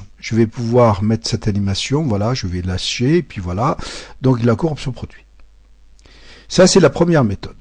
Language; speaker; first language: French; native; French